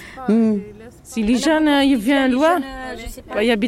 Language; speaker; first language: French; non-native, learner; Arabic